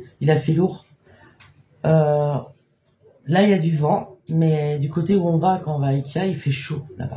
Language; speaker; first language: French; native; French